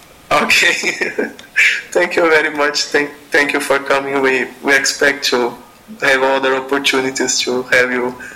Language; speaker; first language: English; non-native, fluent; Portuguese